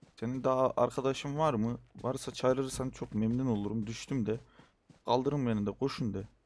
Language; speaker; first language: Turkish; native; Turkish